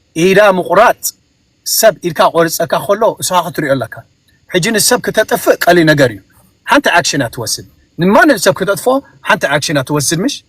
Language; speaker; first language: Tigrinya; early bilingual, heritage; Tigrinya